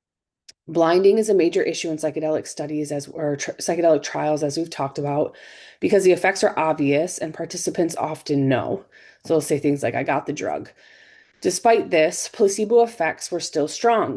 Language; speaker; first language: English; native; English